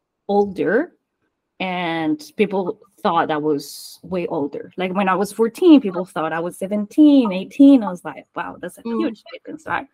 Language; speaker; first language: English; non-native, fluent; Spanish